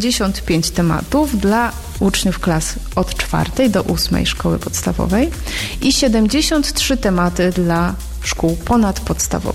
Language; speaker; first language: Polish; native; Polish